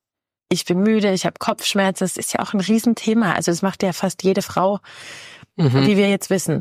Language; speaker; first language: German; native; German